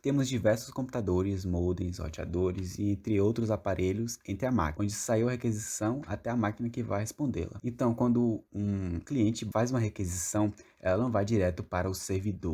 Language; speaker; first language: Portuguese; native; Portuguese